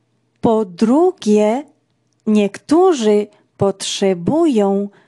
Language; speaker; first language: Polish; non-native, fluent; Georgian